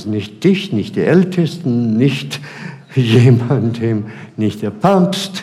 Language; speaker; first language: German; non-native, fluent; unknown